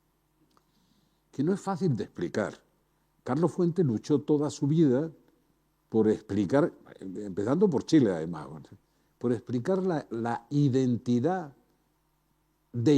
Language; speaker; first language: Spanish; native; Spanish